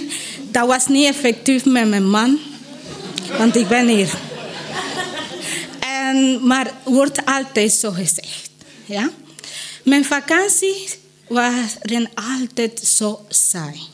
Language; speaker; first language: Dutch; non-native, learner; Spanish